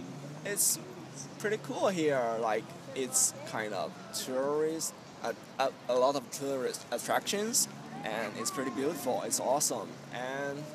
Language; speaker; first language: English; non-native, fluent; Chinese